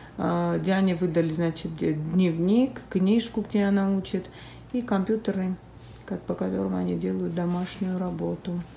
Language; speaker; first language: Russian; early bilingual, other home language; Armenian